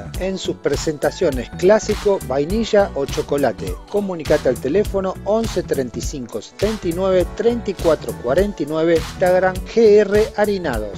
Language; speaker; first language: Spanish; native; Spanish